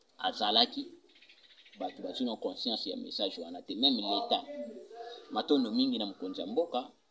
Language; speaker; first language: Lingala; non-native, local second language; Kongo